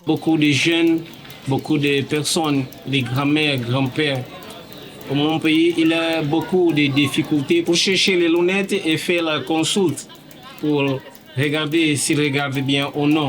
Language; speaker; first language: French; non-native, learner; Portuguese